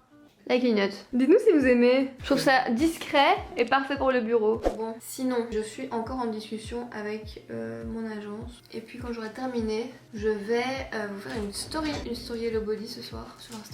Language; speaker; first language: French; native; French